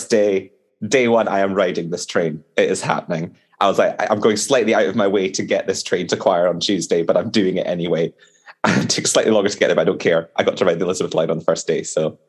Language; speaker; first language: English; native; English